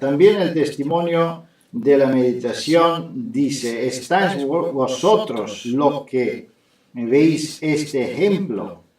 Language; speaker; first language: Spanish; non-native, fluent; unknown